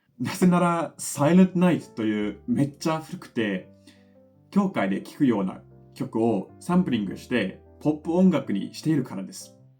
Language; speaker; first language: Japanese; non-native, fluent; English